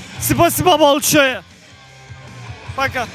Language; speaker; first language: Russian; non-native, learner; Turkish